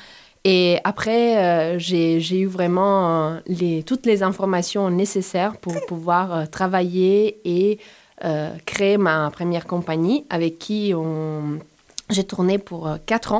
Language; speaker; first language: French; non-native, fluent; Italian